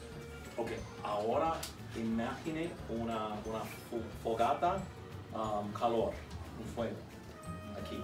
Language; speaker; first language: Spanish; non-native, learner; English